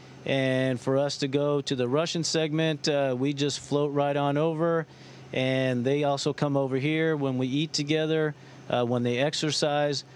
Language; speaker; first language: English; early bilingual, other home language; Spanish